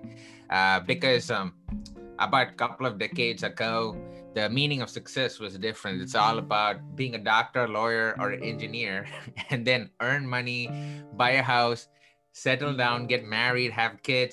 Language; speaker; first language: English; non-native, local second language; Tamil